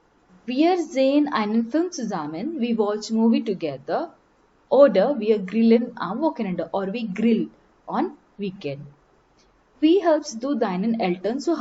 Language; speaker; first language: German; non-native, learner; Marathi